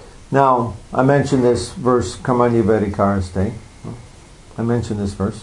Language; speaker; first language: English; native; English